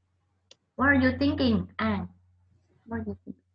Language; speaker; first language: English; non-native, learner; Vietnamese